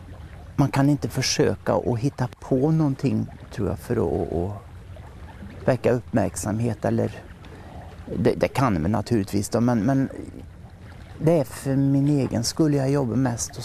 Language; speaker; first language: Swedish; native; Swedish